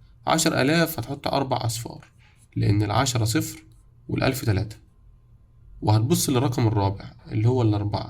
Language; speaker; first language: Arabic; native; Arabic